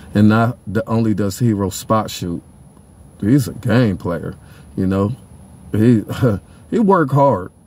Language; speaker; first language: English; native; English